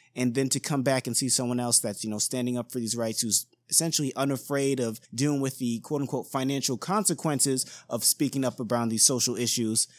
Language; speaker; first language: English; native; English